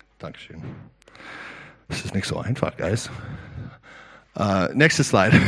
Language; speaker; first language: German; non-native, learner; English